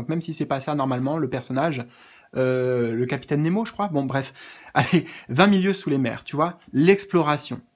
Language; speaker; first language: French; native; French